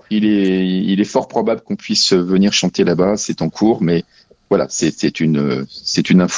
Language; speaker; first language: French; native; French